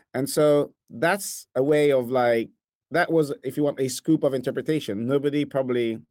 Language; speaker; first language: English; non-native, fluent; Italian